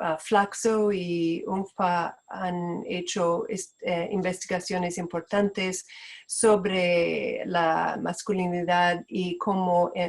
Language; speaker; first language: Spanish; non-native, fluent; Portuguese